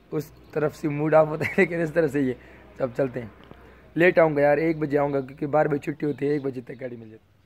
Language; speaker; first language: Urdu; non-native, local second language; Pashto